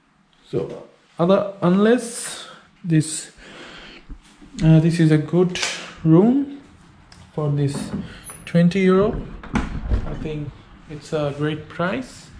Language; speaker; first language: English; non-native, learner; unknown